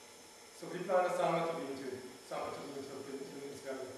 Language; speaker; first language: Swedish; non-native, learner; German